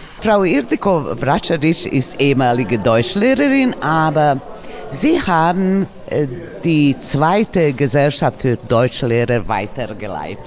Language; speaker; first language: German; non-native, fluent; Serbian